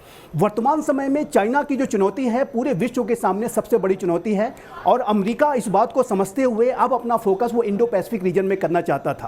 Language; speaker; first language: Hindi; native; Hindi